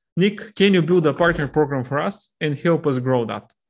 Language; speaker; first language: English; non-native, fluent; Bulgarian